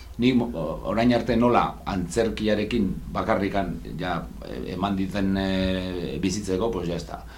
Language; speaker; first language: Basque; non-native, local second language; Spanish